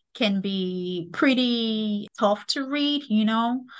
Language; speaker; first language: English; non-native, local second language; Yoruba